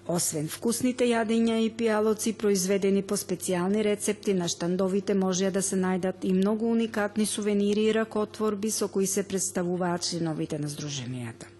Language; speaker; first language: Macedonian; early bilingual, heritage; Macedonian